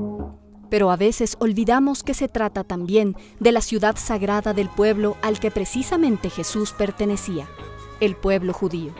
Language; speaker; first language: Spanish; native; Spanish